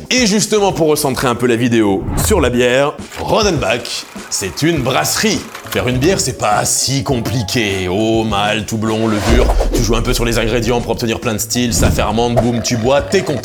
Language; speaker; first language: French; native; French